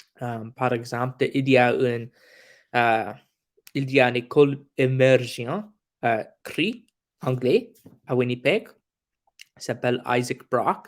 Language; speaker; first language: French; non-native, local second language; English